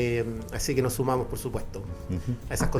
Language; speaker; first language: Spanish; native; Spanish